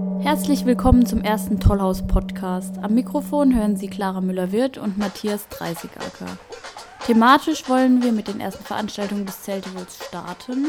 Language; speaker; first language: German; native; German